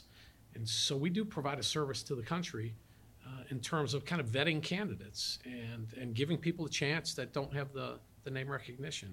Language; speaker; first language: English; native; English